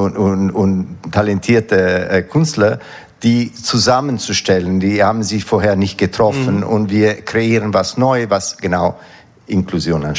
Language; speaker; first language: German; non-native, fluent; Italian